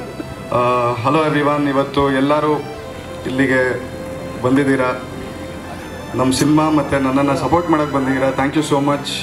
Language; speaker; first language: Kannada; native; Kannada